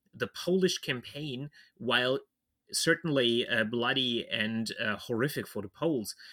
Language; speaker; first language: English; non-native, fluent; German